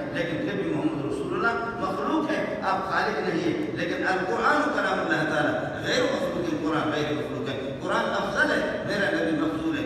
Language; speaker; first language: Urdu; non-native, local second language; Baluchi